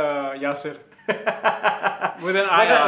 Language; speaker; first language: English; non-native, local second language; Urdu